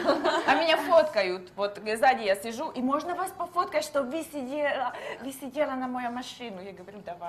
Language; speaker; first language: Russian; non-native, learner; Hungarian